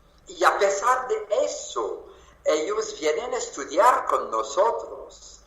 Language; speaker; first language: Spanish; non-native, fluent; French